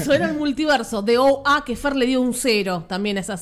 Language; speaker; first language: Spanish; native; Spanish